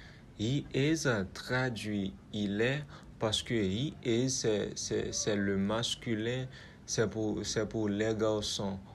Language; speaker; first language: French; non-native, local second language; Haitian Creole